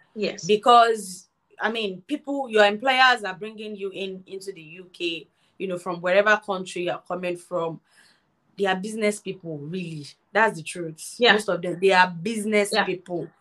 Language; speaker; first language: English; non-native, local second language; Yoruba